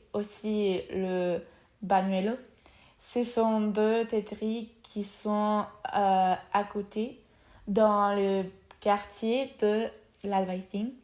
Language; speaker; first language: French; non-native, learner; Spanish